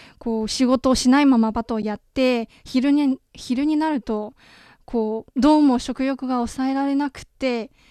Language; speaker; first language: Japanese; non-native, fluent; Chinese